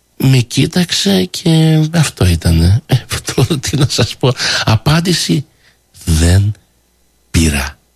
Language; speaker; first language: Greek; early bilingual, heritage; Greek